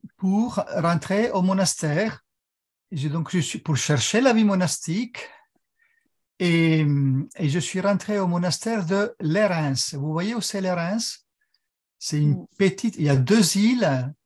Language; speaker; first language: French; non-native, fluent; Italian